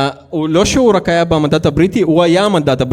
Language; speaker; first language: Hebrew; native; Hebrew